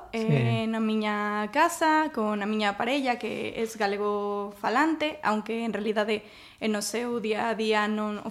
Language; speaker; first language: Galician; non-native, learner; Spanish